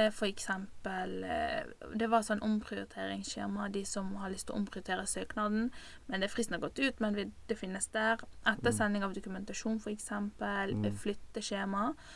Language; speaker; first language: Norwegian; non-native, fluent; Arabic